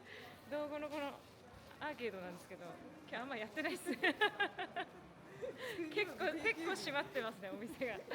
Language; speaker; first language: Japanese; native; Japanese